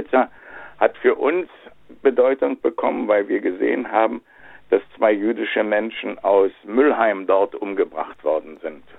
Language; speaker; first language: German; native; German